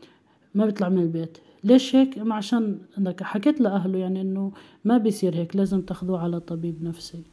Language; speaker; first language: Arabic; native; Arabic